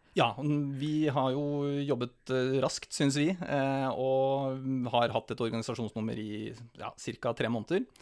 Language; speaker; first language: Norwegian; native; Norwegian